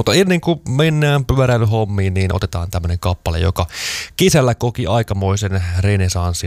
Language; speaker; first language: Finnish; native; Finnish